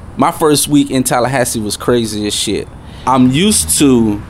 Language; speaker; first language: English; native; English